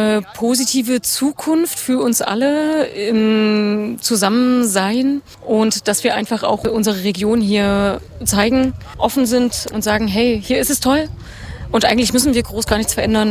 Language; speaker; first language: German; native; German